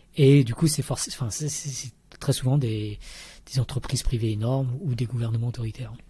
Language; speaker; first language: French; early bilingual, other home language; Vietnamese